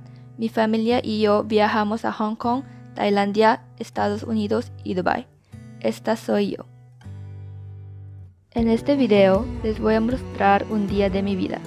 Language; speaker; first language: Spanish; non-native, learner; Korean